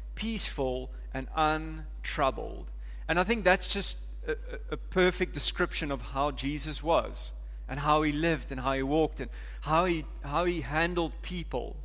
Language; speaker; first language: English; non-native, local second language; Afrikaans